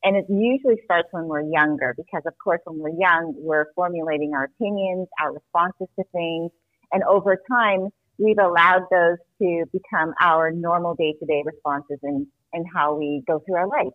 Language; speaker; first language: English; native; English